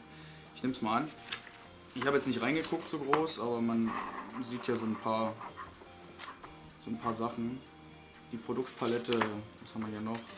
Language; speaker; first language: German; native; German